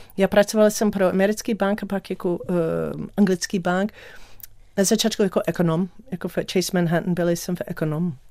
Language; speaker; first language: Czech; non-native, learner; English